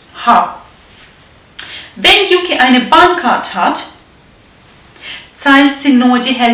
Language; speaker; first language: German; non-native, fluent; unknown